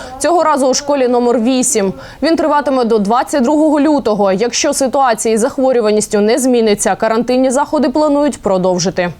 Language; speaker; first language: Ukrainian; native; Ukrainian